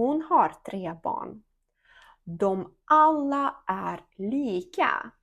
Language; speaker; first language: Swedish; non-native, fluent; Ukrainian